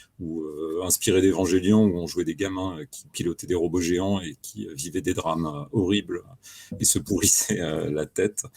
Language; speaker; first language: French; native; French